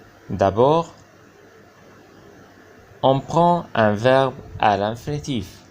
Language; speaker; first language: French; non-native, fluent; Arabic